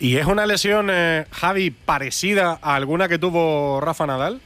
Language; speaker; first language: Spanish; native; Spanish